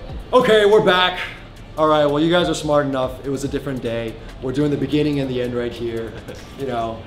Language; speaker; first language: English; early bilingual, other home language; Chinese